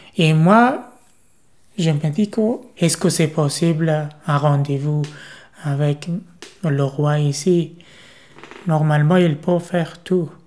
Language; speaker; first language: French; non-native, learner; Persian